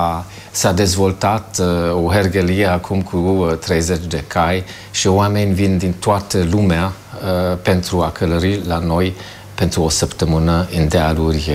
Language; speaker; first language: Romanian; non-native, fluent; German